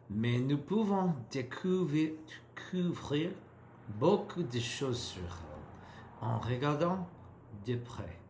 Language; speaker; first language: French; non-native, learner; English